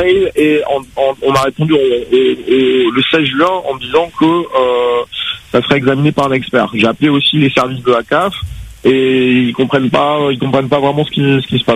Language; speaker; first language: French; native; French